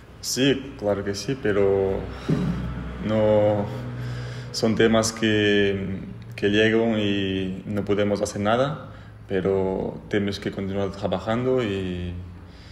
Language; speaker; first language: Spanish; non-native, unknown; French